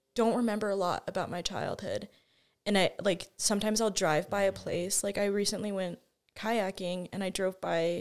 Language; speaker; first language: English; native; English